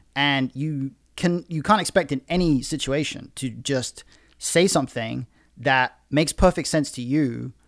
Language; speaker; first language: English; native; English